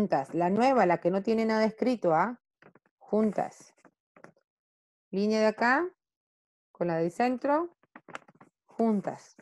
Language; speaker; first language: Spanish; native; Spanish